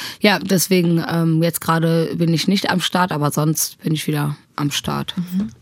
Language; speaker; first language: German; early bilingual, other home language; Tigrinya